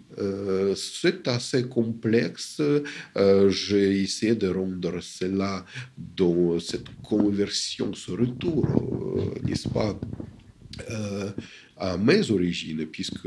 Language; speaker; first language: French; non-native, fluent; Russian